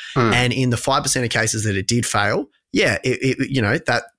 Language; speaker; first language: English; native; English